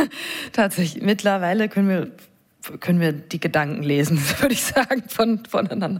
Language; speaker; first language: German; non-native, fluent; English